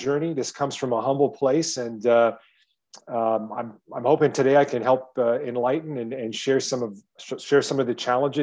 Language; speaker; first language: English; native; English